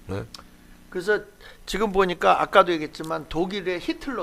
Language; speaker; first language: Korean; native; Korean